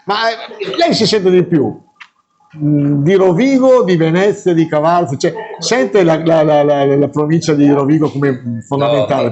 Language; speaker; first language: Italian; native; Italian